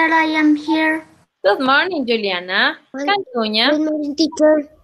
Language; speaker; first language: English; non-native, learner; Spanish